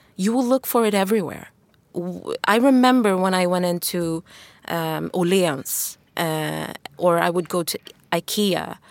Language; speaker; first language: English; non-native, fluent; Wolof